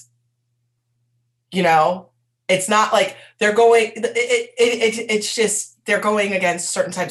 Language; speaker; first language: English; native; English